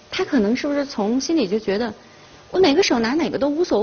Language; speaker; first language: Chinese; native; Chinese